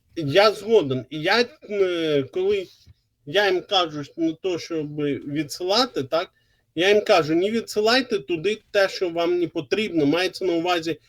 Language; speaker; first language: Ukrainian; non-native, local second language; Russian